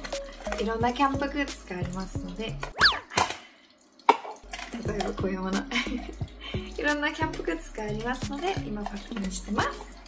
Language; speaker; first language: Japanese; non-native, fluent; English